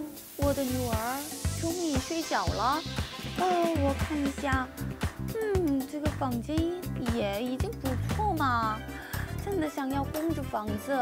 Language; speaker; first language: Chinese; non-native, fluent; Korean